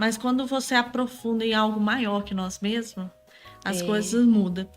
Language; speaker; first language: Portuguese; native; Portuguese